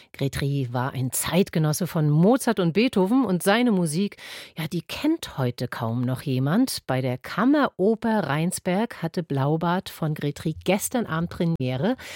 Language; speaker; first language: German; native; German